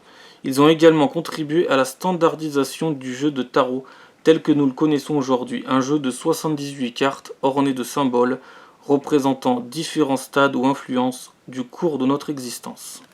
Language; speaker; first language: French; native; French